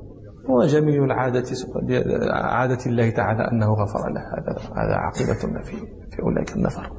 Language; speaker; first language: Arabic; native; Arabic